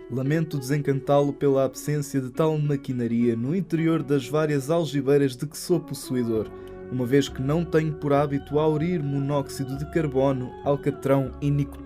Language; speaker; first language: Portuguese; native; Portuguese